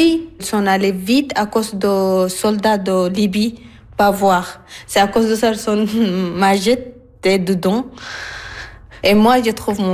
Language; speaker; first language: French; non-native, learner; Arabic